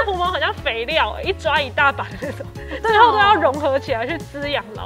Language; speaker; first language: Chinese; native; Chinese